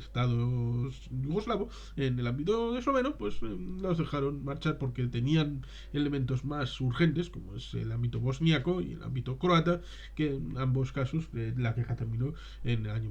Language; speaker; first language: Spanish; native; Spanish